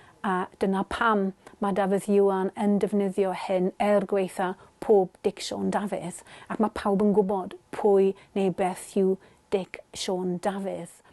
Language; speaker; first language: Welsh; non-native, fluent; German